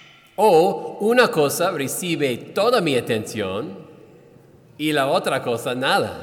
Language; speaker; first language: Spanish; non-native, fluent; English